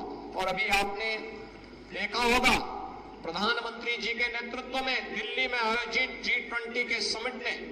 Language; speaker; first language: Hindi; native; Hindi